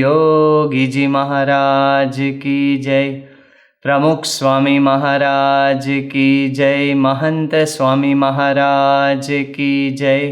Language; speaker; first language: Hindi; native; Hindi